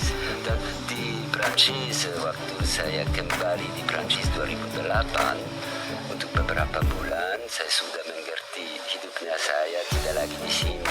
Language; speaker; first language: Indonesian; non-native, learner; French